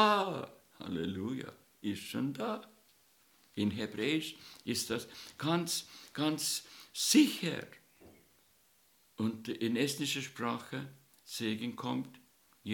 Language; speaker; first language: German; non-native, learner; Estonian